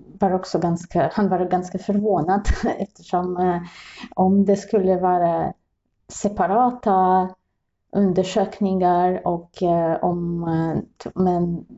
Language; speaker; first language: Swedish; non-native, fluent; Russian